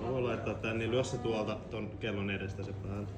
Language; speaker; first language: Finnish; native; Finnish